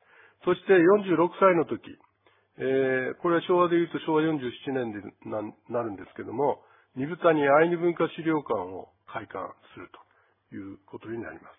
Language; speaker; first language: Japanese; native; Japanese